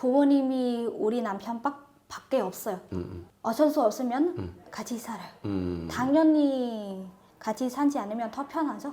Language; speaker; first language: Korean; non-native, fluent; Vietnamese